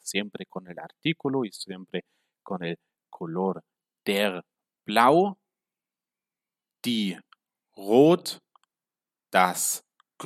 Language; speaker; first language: Spanish; non-native, fluent; German